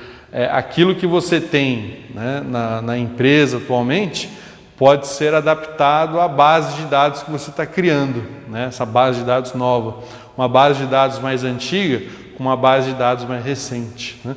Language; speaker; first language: Portuguese; native; Portuguese